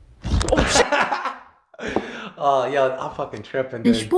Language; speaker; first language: English; native; English